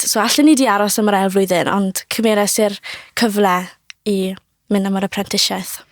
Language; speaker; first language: Welsh; native; Welsh